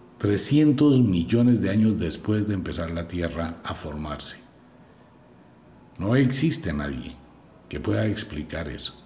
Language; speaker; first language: Spanish; native; Spanish